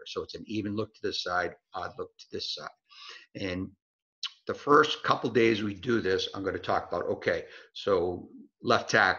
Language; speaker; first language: English; native; English